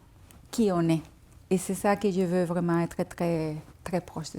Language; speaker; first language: French; non-native, fluent; Spanish